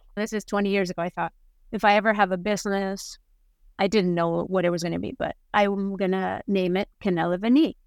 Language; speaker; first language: English; non-native, fluent; Spanish